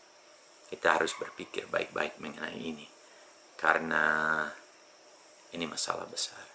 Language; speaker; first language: Indonesian; non-native, fluent; English